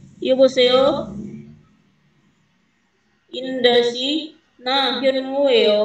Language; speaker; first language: Korean; non-native, learner; Indonesian